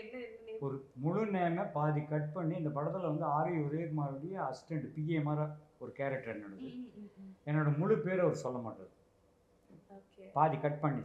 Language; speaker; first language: Tamil; native; Tamil